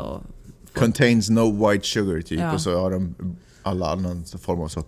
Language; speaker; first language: Swedish; native; Swedish